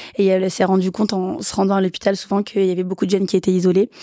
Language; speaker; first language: French; early bilingual, other home language; Kabuverdianu